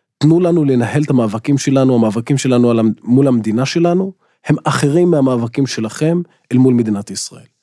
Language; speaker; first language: Hebrew; non-native, local second language; Arabic